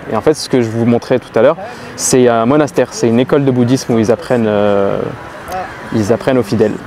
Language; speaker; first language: French; native; French